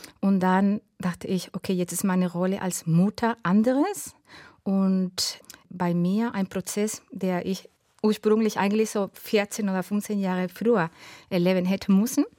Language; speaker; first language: German; non-native, fluent; Spanish